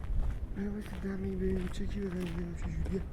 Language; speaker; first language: Persian; native; Persian